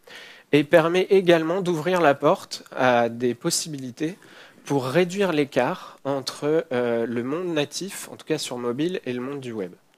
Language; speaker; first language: French; native; French